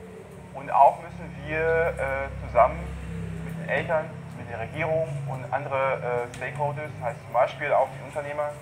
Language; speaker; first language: German; non-native, fluent; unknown